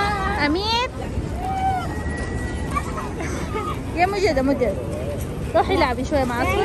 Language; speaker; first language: Arabic; non-native, fluent; Urdu